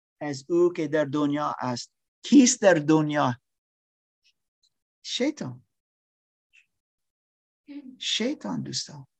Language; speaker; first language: Persian; non-native, learner; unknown